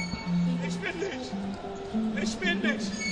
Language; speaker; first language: German; non-native, learner; Arabic